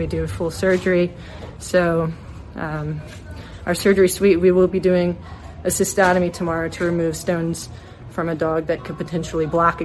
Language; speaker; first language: English; native; English